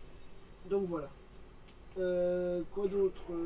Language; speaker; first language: French; native; French